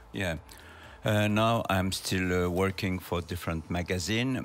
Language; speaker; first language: English; non-native, learner; French